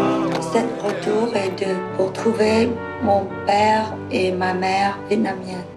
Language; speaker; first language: French; non-native, learner; English